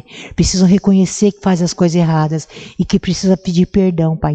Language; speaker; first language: Portuguese; native; Portuguese